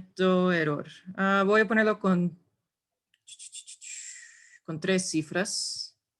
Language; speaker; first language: Spanish; non-native, fluent; English